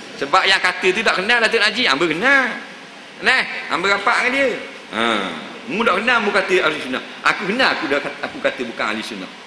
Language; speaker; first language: Malay; native; Malay